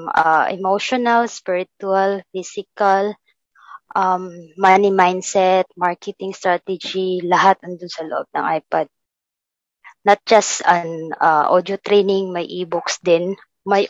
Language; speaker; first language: English; non-native, local second language; Cebuano